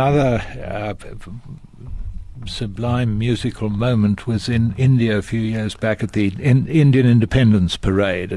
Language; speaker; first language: English; native; English